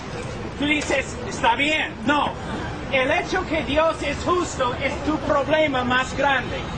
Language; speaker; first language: Spanish; non-native, fluent; English